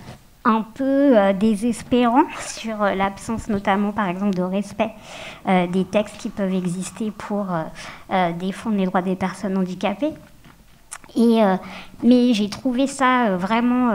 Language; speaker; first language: French; native; French